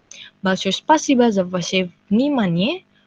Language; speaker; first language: Russian; non-native, learner; Indonesian